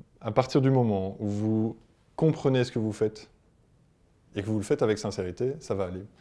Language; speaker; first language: French; native; French